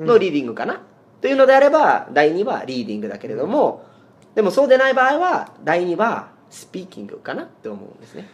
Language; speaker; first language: Japanese; non-native, fluent; Spanish